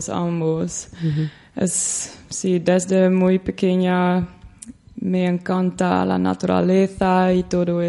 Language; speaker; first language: Spanish; non-native, learner; Dutch